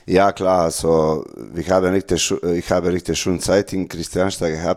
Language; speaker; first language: German; non-native, learner; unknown